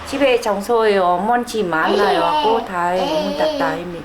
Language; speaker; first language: Korean; non-native, learner; Vietnamese